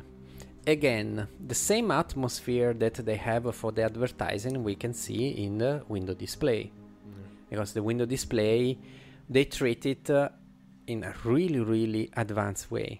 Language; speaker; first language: English; non-native, fluent; Italian